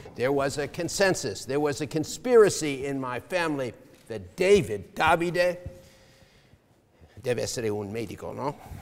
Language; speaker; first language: English; native; English